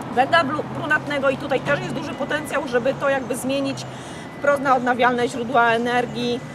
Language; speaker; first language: Polish; native; Polish